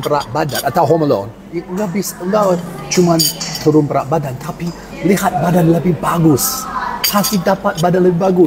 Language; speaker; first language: Indonesian; non-native, learner; English